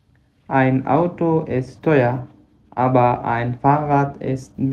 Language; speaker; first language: German; non-native, fluent; Pashto